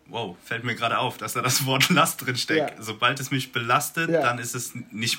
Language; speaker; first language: German; native; German